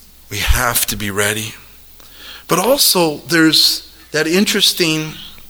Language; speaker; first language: English; native; English